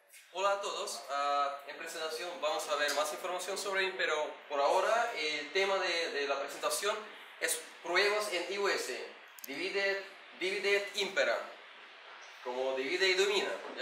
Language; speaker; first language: Spanish; non-native, learner; Russian